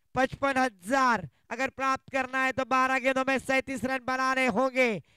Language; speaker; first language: Hindi; non-native, local second language; Marathi